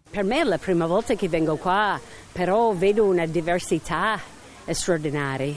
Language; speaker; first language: Italian; non-native, fluent; English